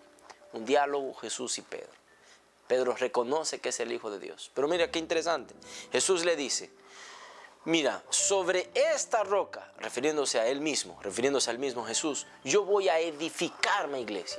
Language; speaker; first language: Spanish; native; Spanish